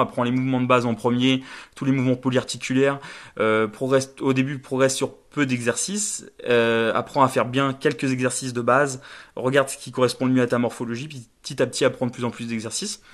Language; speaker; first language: French; native; French